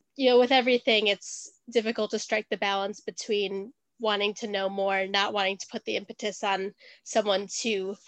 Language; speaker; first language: English; native; English